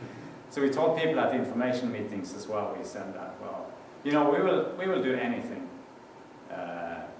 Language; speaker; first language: English; non-native, fluent; Norwegian